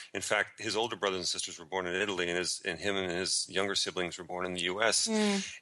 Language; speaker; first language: English; native; English